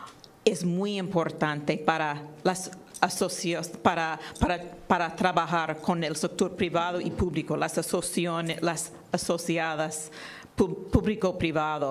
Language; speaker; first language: Spanish; non-native, fluent; English